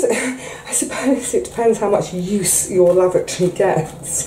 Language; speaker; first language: English; native; English